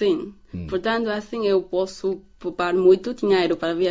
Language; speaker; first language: Portuguese; non-native, learner; Chinese